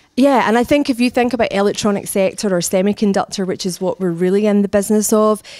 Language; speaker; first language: English; native; English